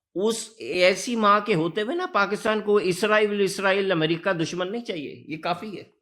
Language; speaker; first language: Urdu; early bilingual, heritage; Urdu